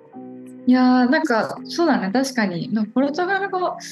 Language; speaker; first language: Japanese; non-native, local second language; Portuguese